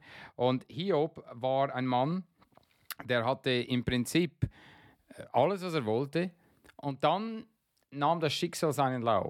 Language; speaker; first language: German; non-native, fluent; English